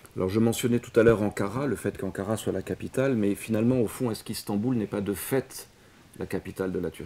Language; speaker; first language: French; native; French